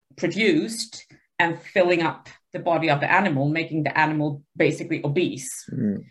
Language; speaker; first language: English; early bilingual, other home language; Spanish